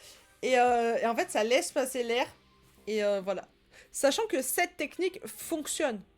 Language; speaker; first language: French; native; French